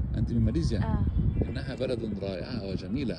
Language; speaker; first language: Arabic; native; Arabic